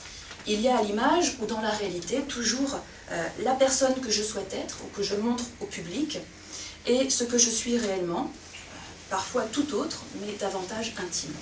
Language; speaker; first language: French; native; French